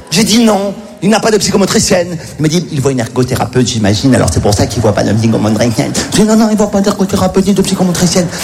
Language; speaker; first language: French; native; French